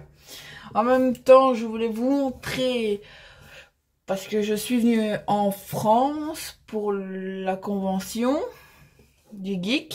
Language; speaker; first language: French; native; French